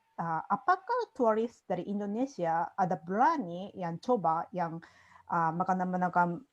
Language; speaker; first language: Indonesian; non-native, fluent; Japanese